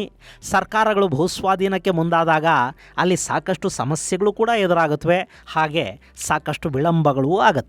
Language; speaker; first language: Kannada; native; Kannada